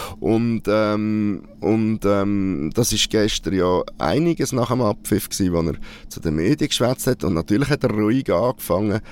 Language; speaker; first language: German; native; German